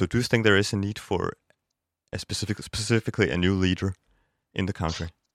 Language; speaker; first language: English; non-native, fluent; Danish